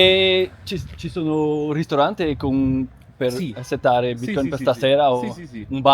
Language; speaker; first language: Italian; non-native, learner; French